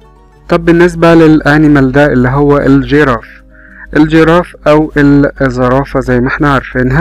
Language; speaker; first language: Arabic; native; Arabic